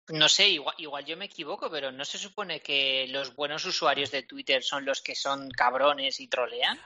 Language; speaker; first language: Spanish; native; Spanish